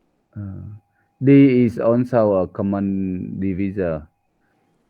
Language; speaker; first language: English; non-native, learner; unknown